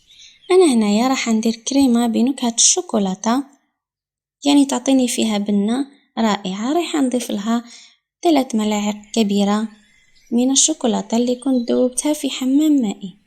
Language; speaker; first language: Arabic; native; Arabic